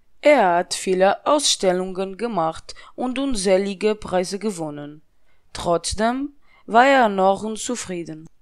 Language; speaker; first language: German; non-native, learner; Portuguese